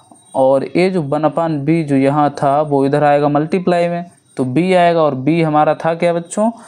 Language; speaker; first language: Hindi; native; Hindi